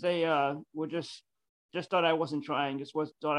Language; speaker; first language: English; early bilingual, other home language; Spanish